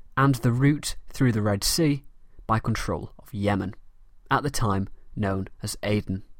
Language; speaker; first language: English; native; English